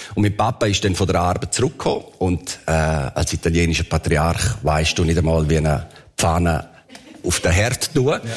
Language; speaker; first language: German; early bilingual, other home language; Italian